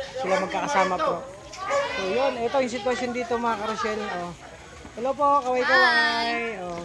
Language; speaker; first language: Filipino; native; Filipino